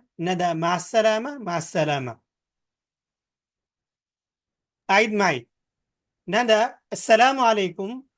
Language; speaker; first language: Arabic; non-native, fluent; Bangla